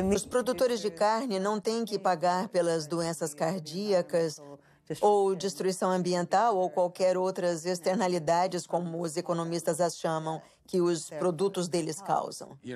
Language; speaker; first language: Portuguese; non-native, fluent; English